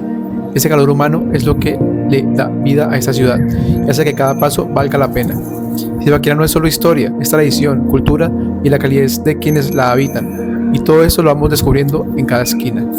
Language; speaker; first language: Spanish; native; Spanish